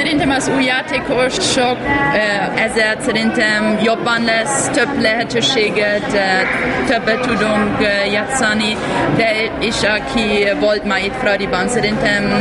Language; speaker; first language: Hungarian; non-native, learner; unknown